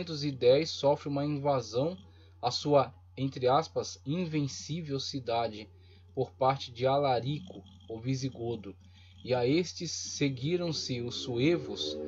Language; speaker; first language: Portuguese; native; Portuguese